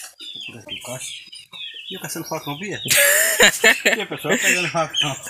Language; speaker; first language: Portuguese; native; Portuguese